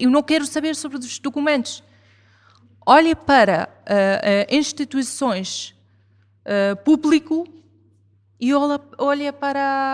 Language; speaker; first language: Portuguese; non-native, fluent; Arabic